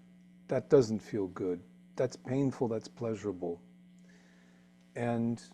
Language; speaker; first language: English; native; English